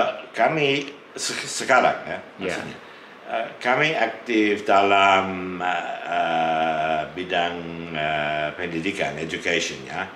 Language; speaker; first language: Indonesian; non-native, fluent; English